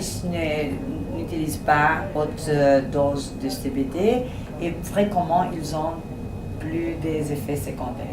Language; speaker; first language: French; non-native, fluent; Spanish